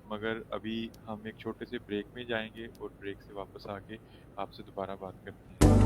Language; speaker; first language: Urdu; non-native, local second language; Punjabi